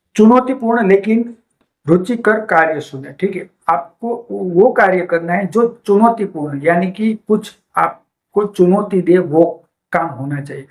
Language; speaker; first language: Hindi; non-native, local second language; Gujarati